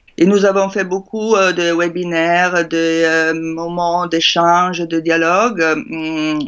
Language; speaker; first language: French; non-native, fluent; Italian